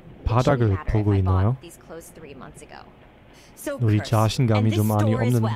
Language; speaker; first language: Korean; non-native, fluent; German